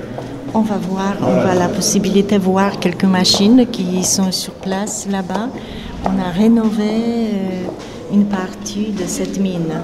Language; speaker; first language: French; non-native, fluent; Polish